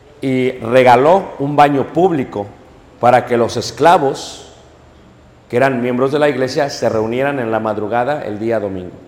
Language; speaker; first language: Spanish; native; Spanish